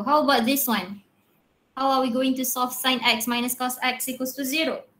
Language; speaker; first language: English; non-native, local second language; Malay